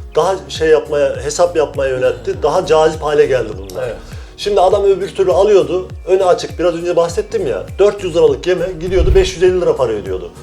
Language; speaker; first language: Turkish; native; Turkish